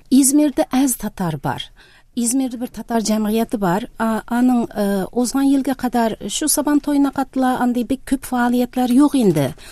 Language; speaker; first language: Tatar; early bilingual, heritage; Tatar